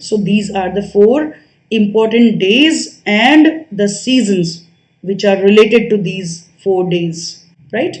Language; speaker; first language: English; non-native, local second language; Hindi